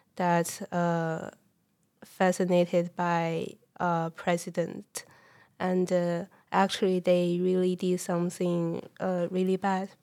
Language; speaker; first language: English; non-native, fluent; Chinese